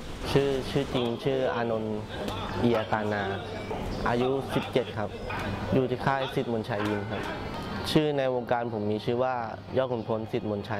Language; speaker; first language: Thai; native; Thai